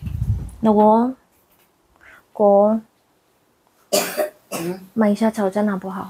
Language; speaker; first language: Chinese; non-native, learner; Indonesian